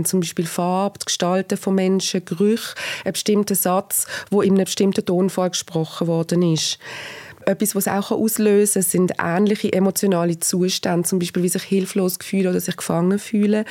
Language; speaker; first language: German; native; German